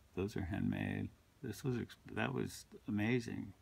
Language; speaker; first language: English; native; English